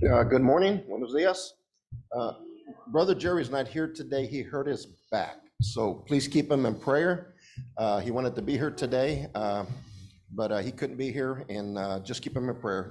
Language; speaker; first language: English; native; English